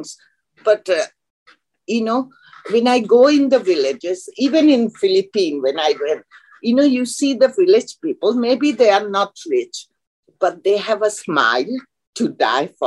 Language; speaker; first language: English; non-native, local second language; Bangla